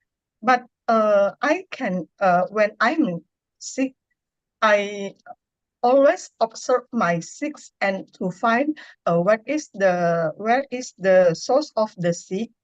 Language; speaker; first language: English; non-native, learner; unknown